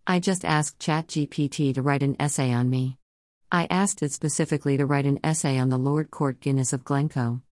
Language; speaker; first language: English; native; English